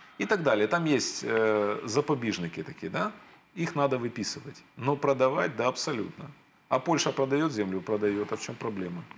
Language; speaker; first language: Russian; native; Russian